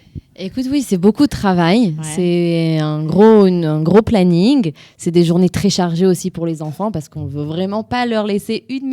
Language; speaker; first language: French; native; French